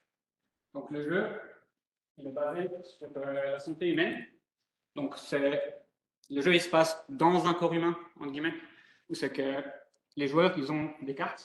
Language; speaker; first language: French; native; French